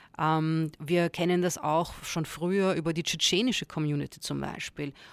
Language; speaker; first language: German; early bilingual, other home language; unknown